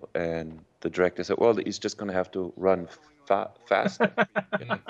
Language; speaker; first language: English; non-native, fluent; German